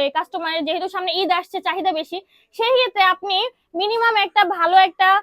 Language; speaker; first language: Bangla; native; Bangla